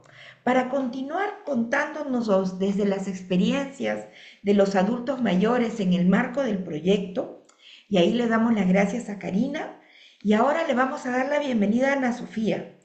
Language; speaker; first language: Spanish; native; Spanish